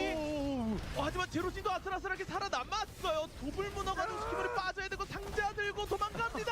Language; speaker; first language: Korean; native; Korean